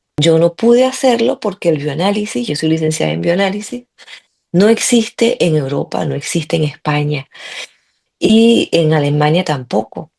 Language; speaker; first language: Spanish; native; Spanish